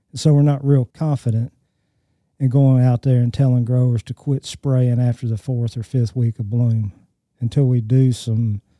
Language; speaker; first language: English; native; English